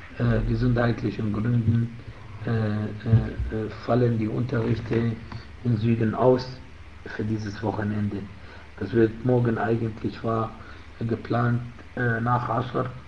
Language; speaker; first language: German; non-native, fluent; Arabic